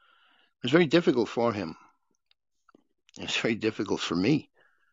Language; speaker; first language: English; native; English